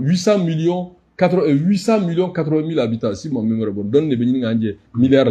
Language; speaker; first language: French; non-native, local second language; Bambara